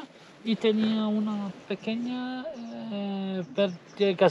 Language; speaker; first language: Spanish; non-native, learner; Italian